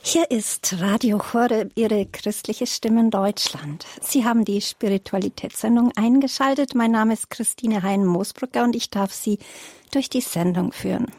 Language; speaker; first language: German; native; German